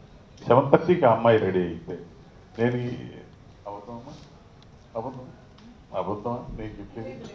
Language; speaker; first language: Telugu; native; Telugu